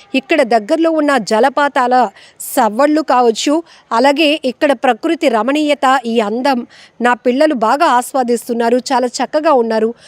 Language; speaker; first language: Telugu; native; Telugu